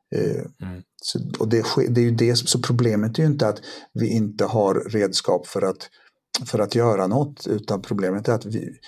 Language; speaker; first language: Swedish; early bilingual, other home language; Polish